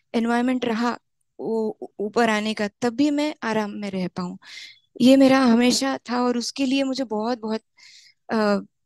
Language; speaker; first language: Hindi; non-native, local second language; Marathi